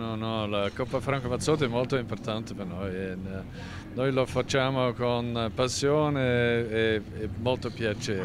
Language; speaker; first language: Italian; non-native, learner; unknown